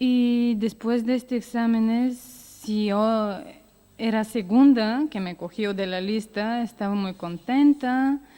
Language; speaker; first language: Spanish; non-native, learner; Bulgarian